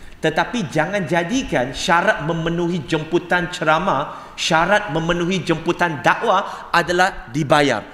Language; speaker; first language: Malay; non-native, local second language; Cantonese